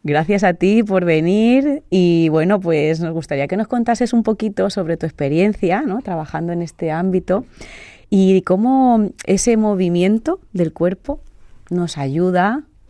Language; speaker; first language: Spanish; native; Spanish